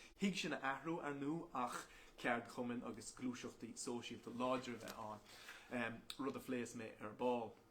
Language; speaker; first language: Irish; non-native, local second language; English